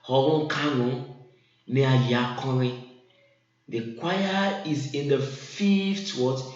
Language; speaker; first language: English; non-native, local second language; Yoruba